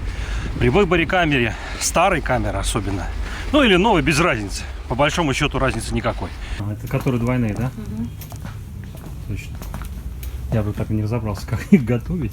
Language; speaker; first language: Russian; native; Russian